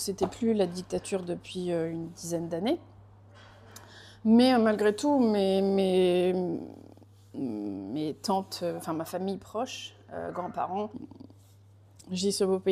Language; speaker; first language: French; native; French